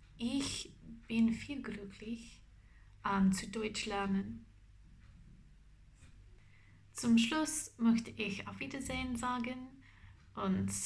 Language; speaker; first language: German; non-native, learner; English